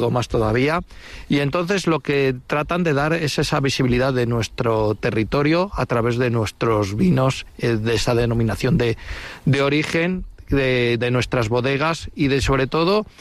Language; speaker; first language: Spanish; native; Spanish